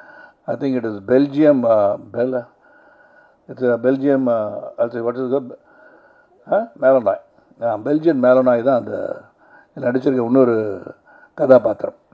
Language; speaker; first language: Tamil; native; Tamil